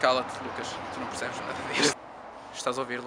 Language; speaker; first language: Portuguese; native; Portuguese